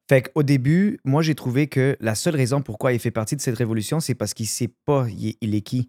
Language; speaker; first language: French; native; French